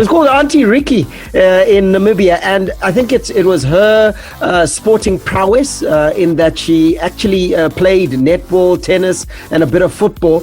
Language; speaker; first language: English; native; English